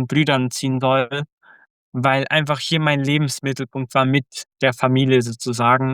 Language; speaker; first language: German; early bilingual, other home language; Croatian